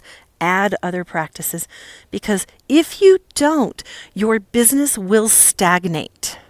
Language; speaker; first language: English; native; English